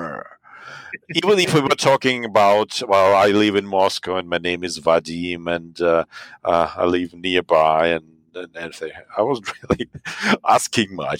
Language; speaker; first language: English; non-native, fluent; Russian